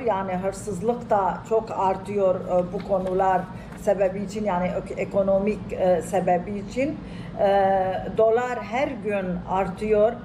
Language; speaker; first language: Turkish; non-native, fluent; Arabic